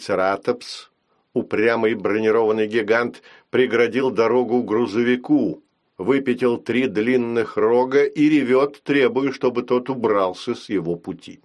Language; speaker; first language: Russian; native; Russian